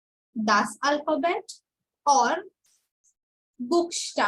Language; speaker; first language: German; non-native, fluent; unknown